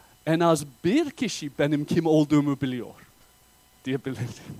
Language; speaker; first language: Turkish; non-native, fluent; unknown